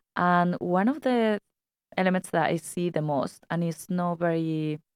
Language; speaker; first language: English; non-native, fluent; Spanish